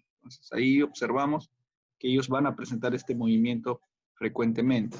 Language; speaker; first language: Spanish; native; Spanish